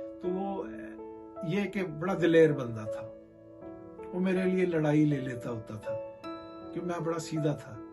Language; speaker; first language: Urdu; native; Urdu